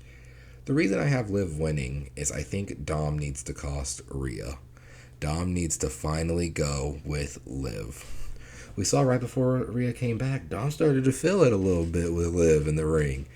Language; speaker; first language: English; native; English